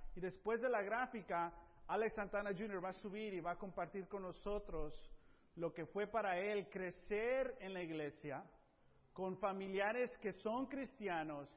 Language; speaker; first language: Spanish; early bilingual, heritage; Spanish